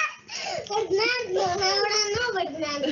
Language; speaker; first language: Spanish; native; Spanish